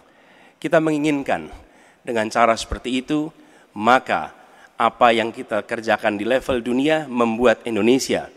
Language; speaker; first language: Indonesian; native; Indonesian